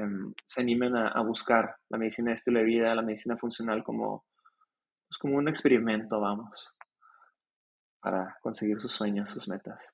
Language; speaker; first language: Spanish; native; Spanish